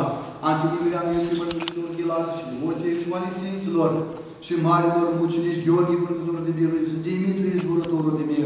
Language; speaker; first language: Romanian; native; Romanian